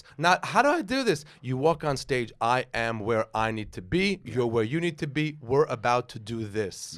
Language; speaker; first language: English; native; English